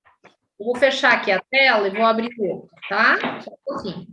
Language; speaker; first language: Portuguese; native; Portuguese